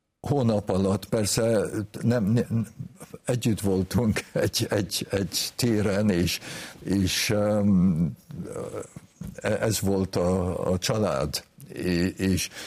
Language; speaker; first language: Hungarian; early bilingual, heritage; Hungarian